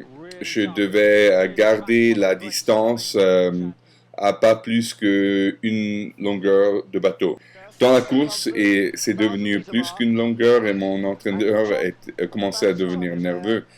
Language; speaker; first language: French; non-native, fluent; German